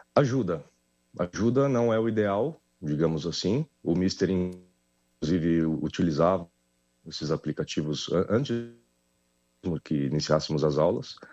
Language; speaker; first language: Portuguese; native; Portuguese